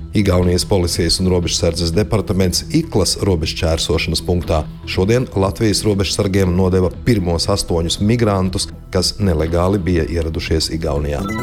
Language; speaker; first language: Latvian; native; Latvian